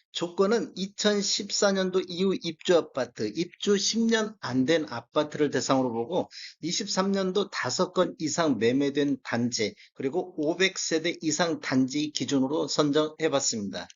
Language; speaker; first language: Korean; native; Korean